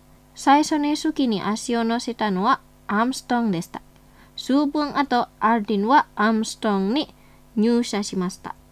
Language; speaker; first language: Japanese; non-native, fluent; Indonesian